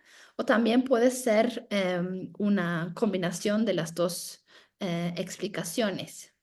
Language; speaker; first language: Spanish; non-native, fluent; Norwegian